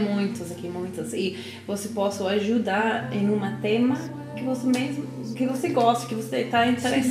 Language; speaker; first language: Portuguese; non-native, learner; English